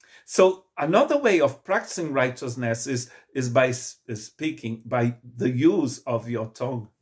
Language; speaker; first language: English; non-native, fluent; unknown